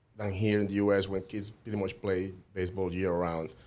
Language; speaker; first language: English; non-native, fluent; Spanish